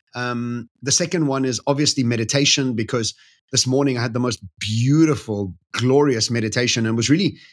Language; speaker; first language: English; native; English